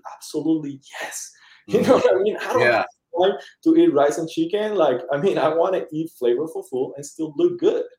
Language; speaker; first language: English; early bilingual, other home language; Spanish